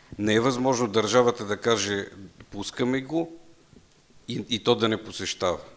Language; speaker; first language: Bulgarian; native; Bulgarian